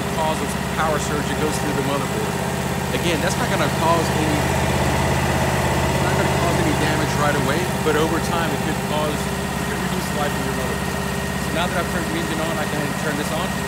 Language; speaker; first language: English; native; English